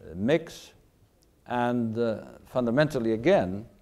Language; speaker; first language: English; non-native, fluent; Portuguese